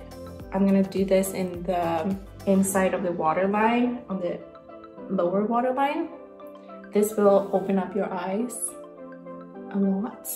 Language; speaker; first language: English; non-native, fluent; Swedish